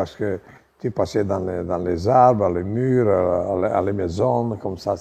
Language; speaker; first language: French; non-native, learner; Italian